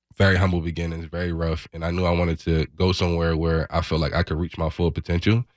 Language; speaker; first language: English; native; English